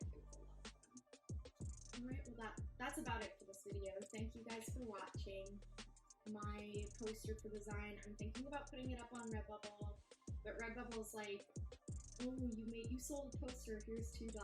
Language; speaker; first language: English; native; English